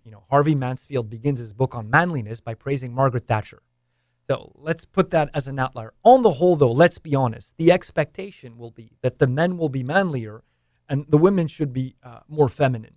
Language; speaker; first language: English; native; English